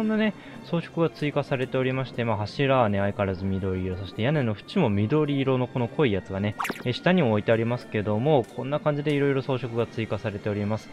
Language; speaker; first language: Japanese; native; Japanese